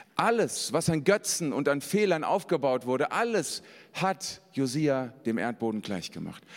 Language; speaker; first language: German; native; German